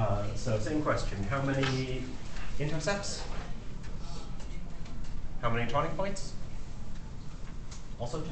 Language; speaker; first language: English; native; English